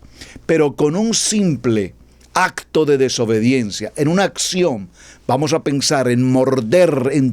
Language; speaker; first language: Spanish; native; Spanish